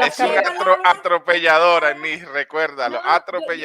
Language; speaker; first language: Spanish; native; Spanish